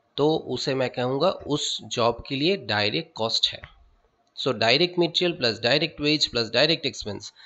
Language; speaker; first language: Hindi; non-native, local second language; Bangla